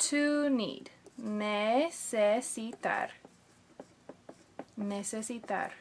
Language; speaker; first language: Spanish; non-native, fluent; English